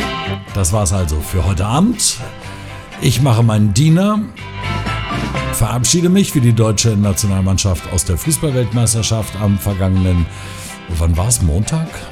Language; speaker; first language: German; native; German